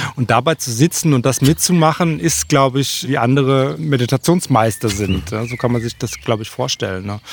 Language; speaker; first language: German; native; German